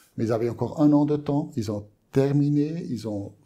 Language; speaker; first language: French; native; French